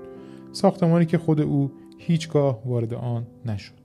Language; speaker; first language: Persian; native; Persian